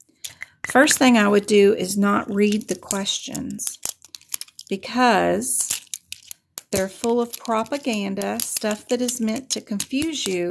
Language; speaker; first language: English; native; English